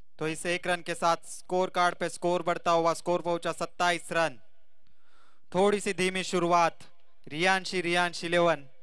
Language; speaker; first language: Hindi; non-native, local second language; Marathi